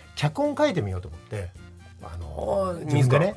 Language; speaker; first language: Japanese; native; Japanese